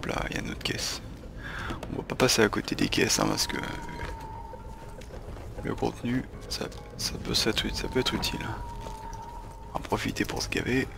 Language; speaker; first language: French; native; French